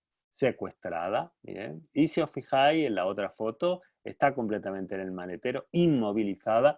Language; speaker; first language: Spanish; native; Spanish